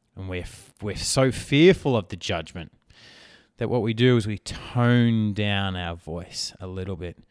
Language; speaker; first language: English; native; English